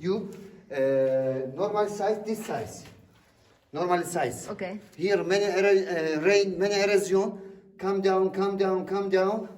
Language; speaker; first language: English; non-native, learner; Turkish